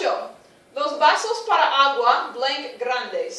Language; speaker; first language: Spanish; non-native, fluent; English